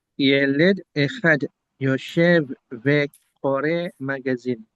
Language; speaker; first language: Hebrew; non-native, learner; Indonesian